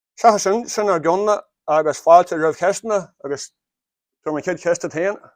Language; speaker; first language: Irish; native; Irish